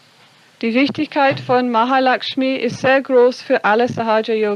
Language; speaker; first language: German; non-native, fluent; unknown